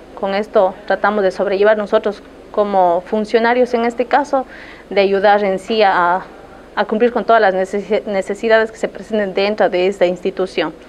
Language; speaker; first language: Spanish; native; Spanish